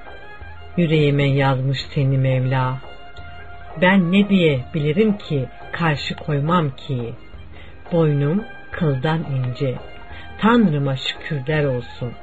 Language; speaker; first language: Turkish; native; Turkish